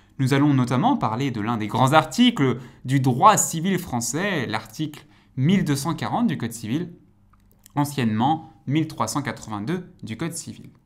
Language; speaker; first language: French; native; French